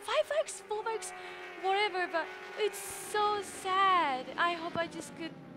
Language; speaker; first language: English; non-native, fluent; Japanese